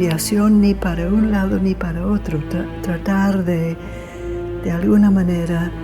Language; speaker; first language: Spanish; non-native, fluent; English